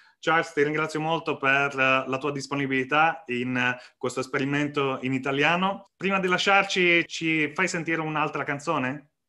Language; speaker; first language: Italian; native; Italian